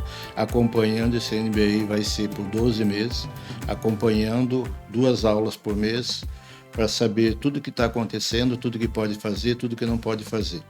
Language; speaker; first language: Portuguese; native; Portuguese